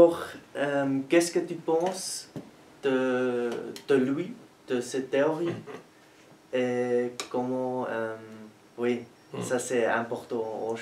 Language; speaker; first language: French; non-native, learner; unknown